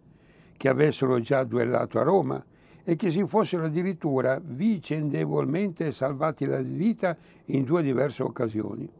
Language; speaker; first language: Italian; native; Italian